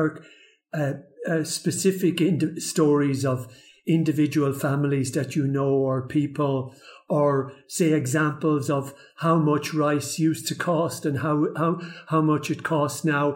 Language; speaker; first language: English; native; English